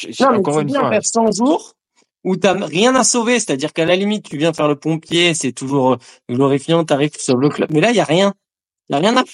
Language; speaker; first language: French; native; French